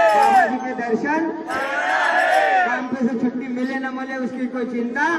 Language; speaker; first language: Hindi; non-native, local second language; Marathi